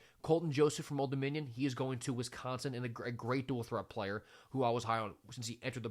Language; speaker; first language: English; native; English